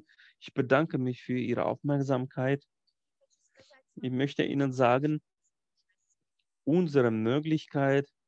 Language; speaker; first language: German; non-native, fluent; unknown